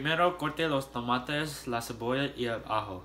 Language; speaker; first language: Spanish; non-native, learner; English